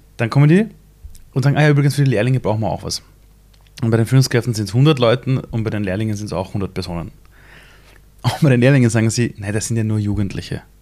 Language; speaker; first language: German; early bilingual, other home language; Persian